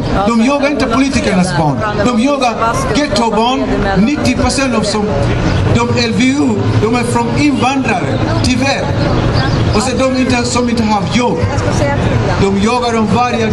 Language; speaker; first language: Swedish; non-native, fluent; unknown